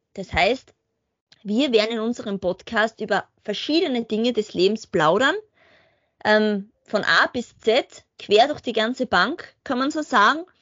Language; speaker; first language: German; native; German